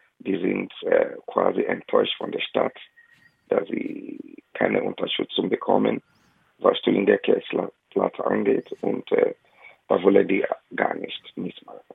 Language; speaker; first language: German; non-native, fluent; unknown